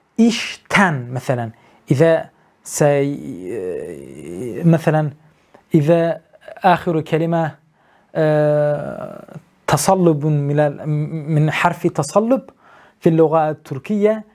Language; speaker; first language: Arabic; non-native, learner; Turkish